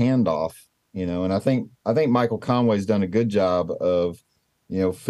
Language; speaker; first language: English; native; English